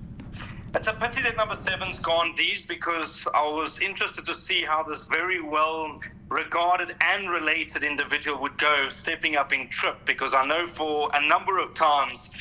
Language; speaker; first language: English; native; English